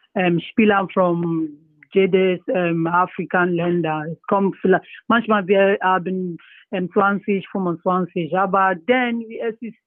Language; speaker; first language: German; non-native, fluent; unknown